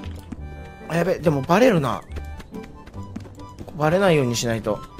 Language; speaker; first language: Japanese; native; Japanese